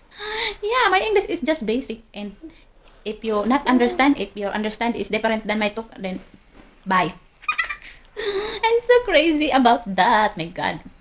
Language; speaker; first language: English; non-native, learner; Filipino